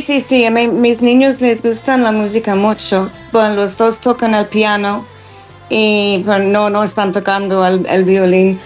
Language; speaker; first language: Spanish; non-native, fluent; English